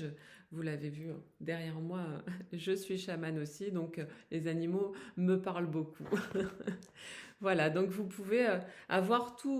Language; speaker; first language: French; native; French